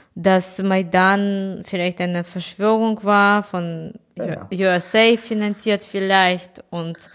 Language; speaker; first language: German; non-native, fluent; Russian